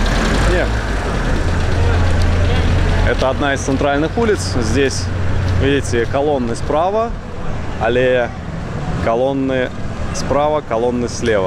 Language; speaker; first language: Russian; native; Russian